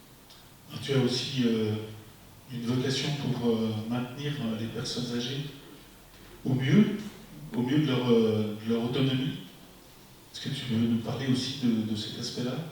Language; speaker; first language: French; native; French